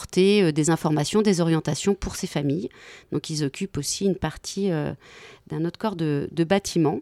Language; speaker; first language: French; native; French